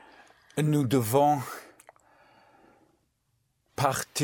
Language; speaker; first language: French; non-native, learner; English